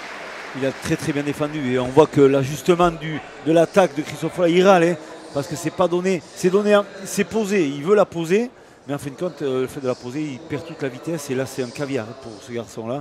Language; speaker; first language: French; native; French